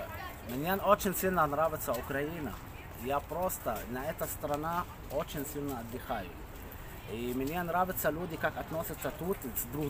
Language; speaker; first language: Russian; non-native, learner; Arabic